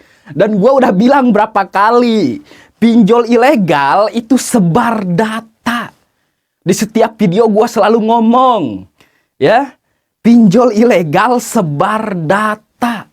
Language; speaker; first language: Indonesian; native; Indonesian